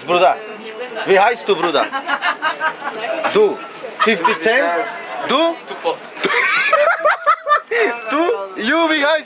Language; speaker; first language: German; non-native, learner; Macedonian